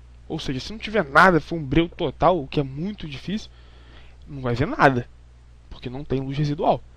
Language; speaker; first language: Portuguese; native; Portuguese